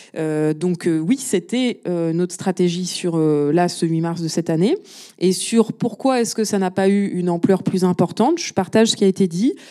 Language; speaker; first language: French; native; French